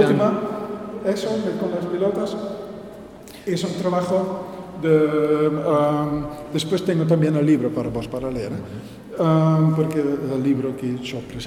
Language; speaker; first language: Spanish; non-native, learner; Dutch